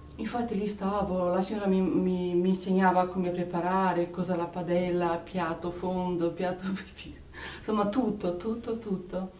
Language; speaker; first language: Italian; non-native, fluent; Romanian